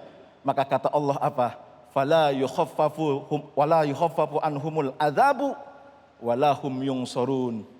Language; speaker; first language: Indonesian; native; Indonesian